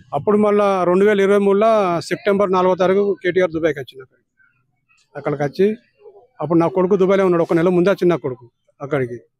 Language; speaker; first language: Telugu; native; Telugu